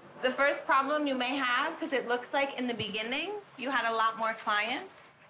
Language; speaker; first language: English; native; English